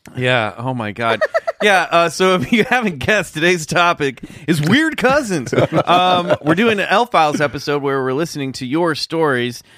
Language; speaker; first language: English; native; English